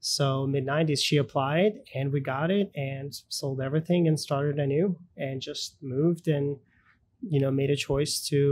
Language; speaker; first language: English; early bilingual, other home language; Russian